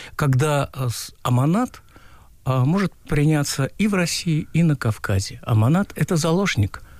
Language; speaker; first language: Russian; non-native, local second language; Uzbek